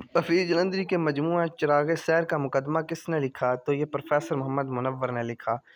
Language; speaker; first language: Urdu; native; Urdu